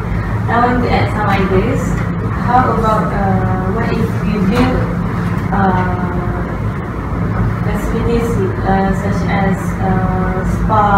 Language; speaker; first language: English; non-native, local second language; Malay